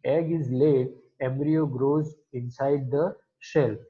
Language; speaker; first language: English; non-native, local second language; Gujarati